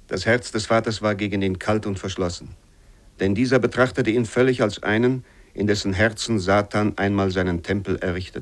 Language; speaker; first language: German; native; German